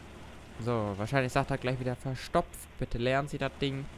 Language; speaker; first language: German; native; German